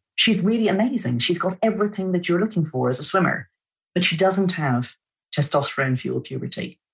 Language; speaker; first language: English; native; English